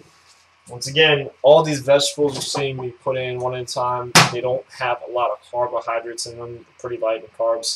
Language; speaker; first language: English; native; English